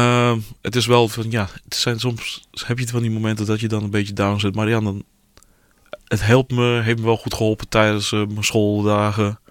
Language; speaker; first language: Dutch; early bilingual, other home language; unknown